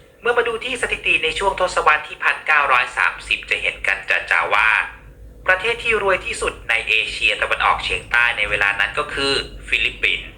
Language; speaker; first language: Thai; native; Thai